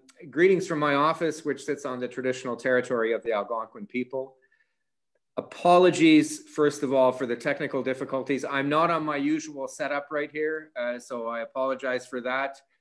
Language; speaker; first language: English; native; English